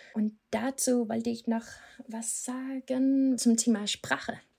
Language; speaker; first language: German; non-native, fluent; Danish